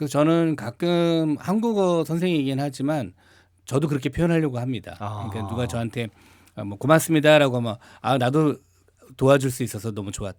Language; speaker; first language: Korean; native; Korean